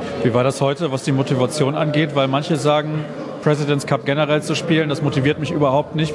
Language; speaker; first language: German; native; German